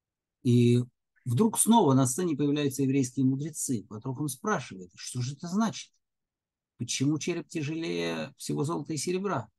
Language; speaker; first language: Russian; native; Russian